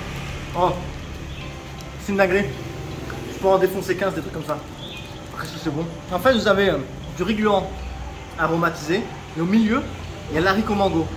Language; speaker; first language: French; native; French